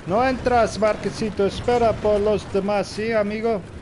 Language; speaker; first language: Spanish; non-native, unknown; Dutch